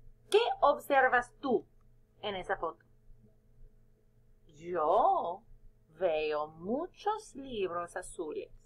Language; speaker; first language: Spanish; non-native, fluent; English